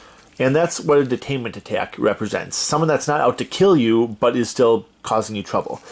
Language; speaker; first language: English; native; English